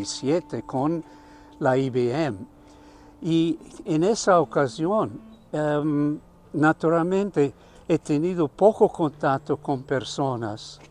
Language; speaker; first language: Spanish; non-native, fluent; German